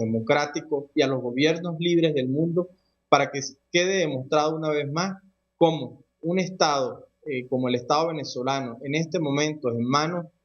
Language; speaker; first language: Spanish; native; Spanish